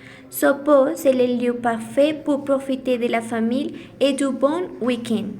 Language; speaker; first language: French; non-native, learner; Spanish